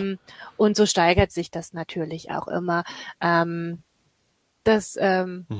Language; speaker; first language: German; native; German